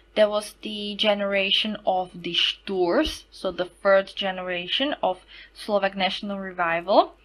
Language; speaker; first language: English; non-native, fluent; Slovak